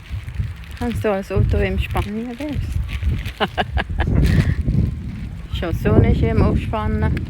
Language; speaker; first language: German; non-native, fluent; Cebuano